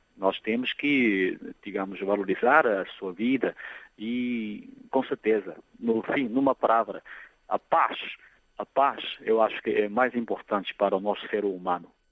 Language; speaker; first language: Portuguese; non-native, fluent; Chinese